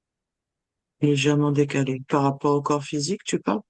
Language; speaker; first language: French; native; French